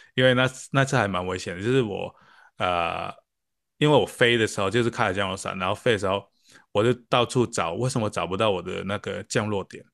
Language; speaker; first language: Chinese; non-native, local second language; Cantonese